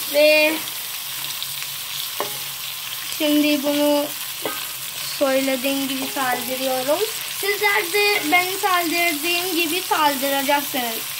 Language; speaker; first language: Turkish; non-native, learner; Urdu